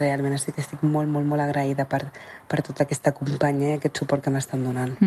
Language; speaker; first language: Catalan; early bilingual, other home language; Arabic